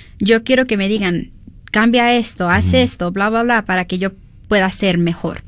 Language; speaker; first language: Spanish; early bilingual, heritage; Spanish